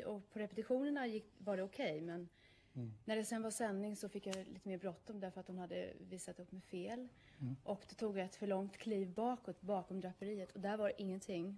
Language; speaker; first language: Swedish; native; Swedish